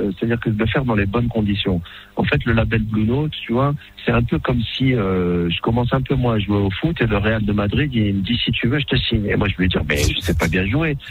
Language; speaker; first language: French; non-native, local second language; Arabic